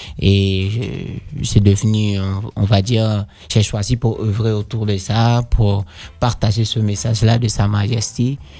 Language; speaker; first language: French; non-native, fluent; Dutch